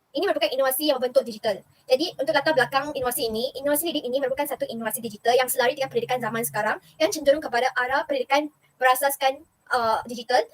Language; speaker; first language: Malay; non-native, local second language; Chinese